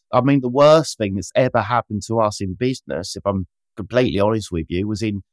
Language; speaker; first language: English; native; English